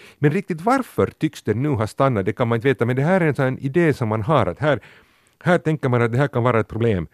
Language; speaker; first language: Swedish; native; Swedish